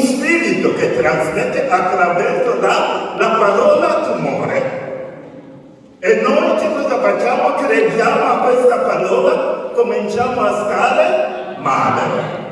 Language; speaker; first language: Italian; non-native, fluent; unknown